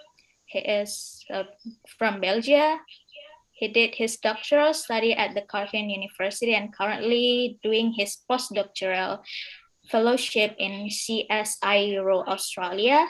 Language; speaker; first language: English; non-native, fluent; Indonesian